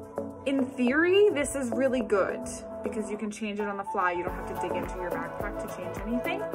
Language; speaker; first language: English; native; English